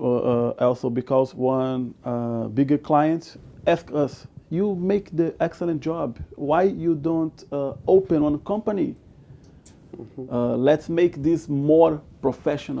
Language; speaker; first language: English; non-native, learner; Portuguese